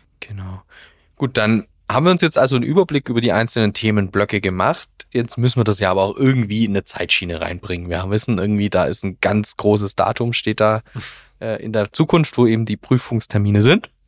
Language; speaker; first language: German; native; German